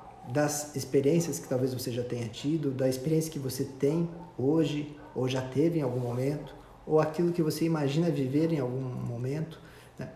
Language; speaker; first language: Portuguese; native; Portuguese